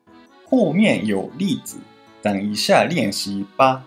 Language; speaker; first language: Chinese; non-native, fluent; Japanese